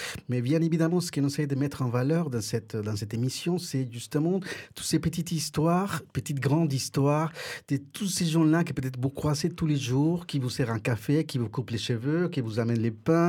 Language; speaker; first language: French; non-native, fluent; Spanish